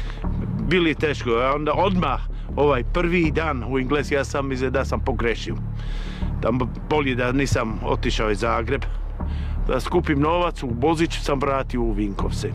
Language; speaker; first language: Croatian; non-native, fluent; English